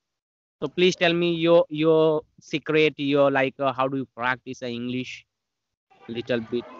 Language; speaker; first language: English; non-native, learner; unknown